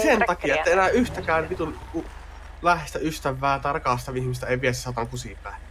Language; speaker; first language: Finnish; native; Finnish